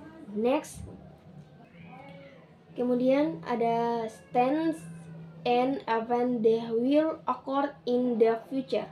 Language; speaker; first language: English; non-native, learner; Indonesian